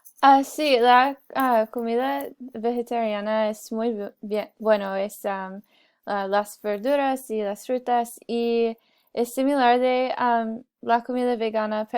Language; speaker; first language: Spanish; non-native, learner; English